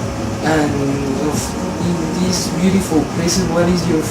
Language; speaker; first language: English; non-native, learner; Spanish